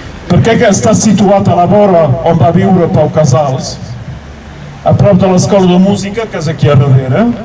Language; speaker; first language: Catalan; non-native, local second language; French